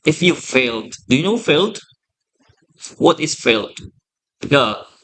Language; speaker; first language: English; non-native, learner; Indonesian